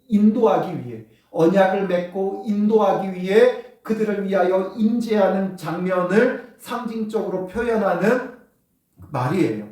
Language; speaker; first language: Korean; native; Korean